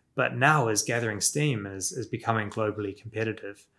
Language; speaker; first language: English; native; English